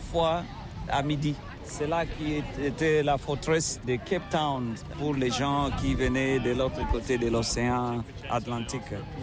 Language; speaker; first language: French; non-native, local second language; Lingala